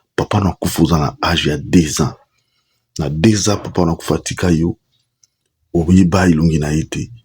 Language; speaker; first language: Lingala; native; Lingala